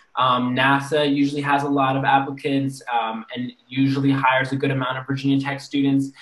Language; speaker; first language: English; native; English